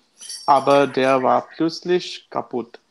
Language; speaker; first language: German; non-native, learner; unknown